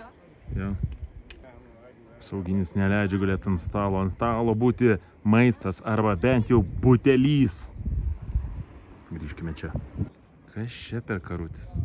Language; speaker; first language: Lithuanian; native; Lithuanian